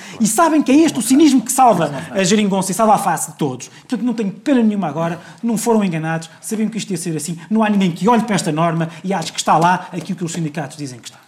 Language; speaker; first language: Portuguese; native; Portuguese